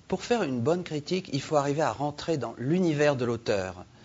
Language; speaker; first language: French; native; French